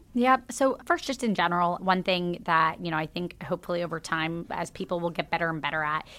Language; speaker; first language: English; native; English